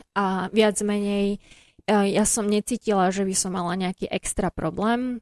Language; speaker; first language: Slovak; native; Slovak